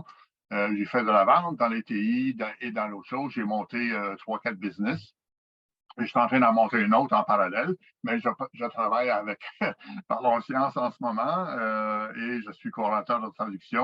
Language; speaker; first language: French; native; French